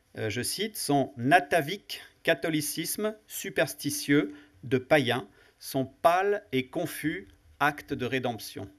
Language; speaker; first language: French; native; French